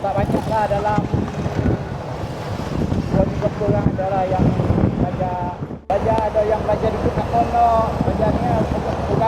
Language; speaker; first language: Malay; non-native, local second language; Chinese